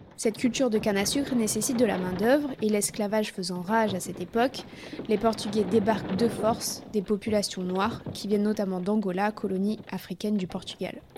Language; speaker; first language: French; native; French